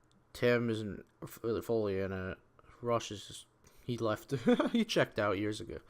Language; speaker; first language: English; native; English